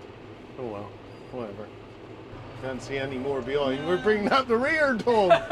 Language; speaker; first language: English; native; English